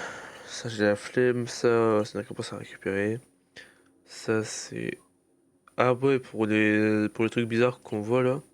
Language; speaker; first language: French; native; French